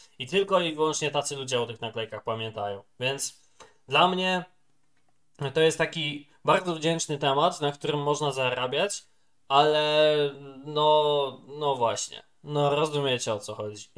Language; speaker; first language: Polish; native; Polish